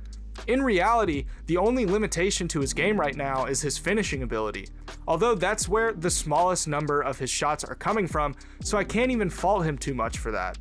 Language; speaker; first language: English; native; English